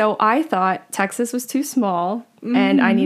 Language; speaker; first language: English; early bilingual, other home language; Spanish